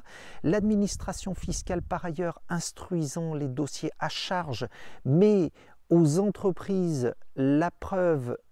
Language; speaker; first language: French; native; French